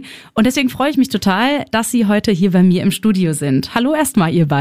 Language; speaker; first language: German; native; German